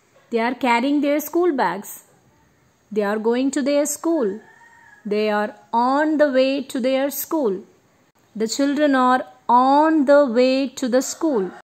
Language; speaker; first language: English; non-native, local second language; Tamil